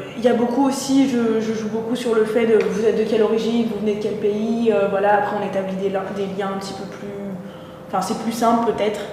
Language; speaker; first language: French; native; French